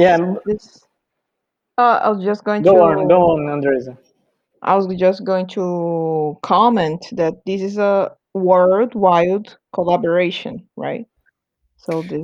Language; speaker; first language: English; non-native, fluent; Portuguese